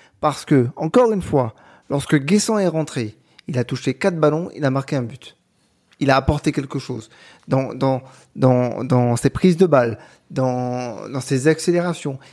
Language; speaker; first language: French; native; French